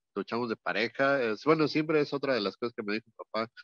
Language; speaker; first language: Spanish; native; Spanish